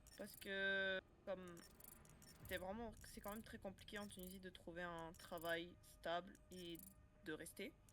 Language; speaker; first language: French; non-native, local second language; Arabic